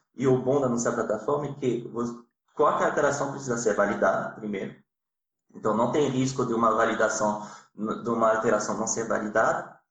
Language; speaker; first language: Portuguese; non-native, fluent; French